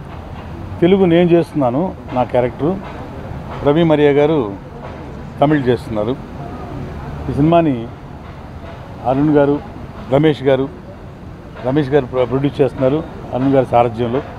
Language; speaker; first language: Telugu; native; Telugu